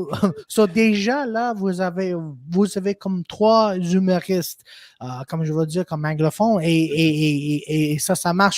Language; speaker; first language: French; non-native, local second language; English